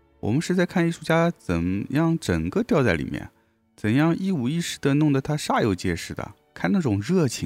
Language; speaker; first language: Chinese; native; Chinese